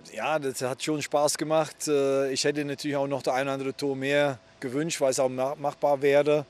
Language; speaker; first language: German; non-native, fluent; English